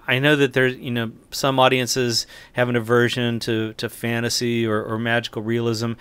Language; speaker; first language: English; native; English